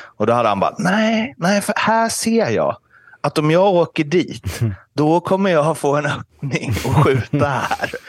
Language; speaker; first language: Swedish; native; Swedish